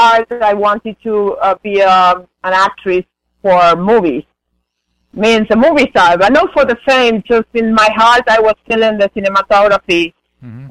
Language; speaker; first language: English; non-native, fluent; Spanish